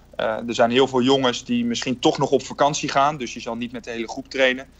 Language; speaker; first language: Dutch; native; Dutch